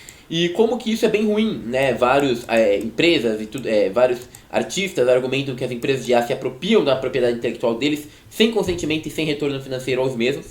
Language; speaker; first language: Portuguese; native; Portuguese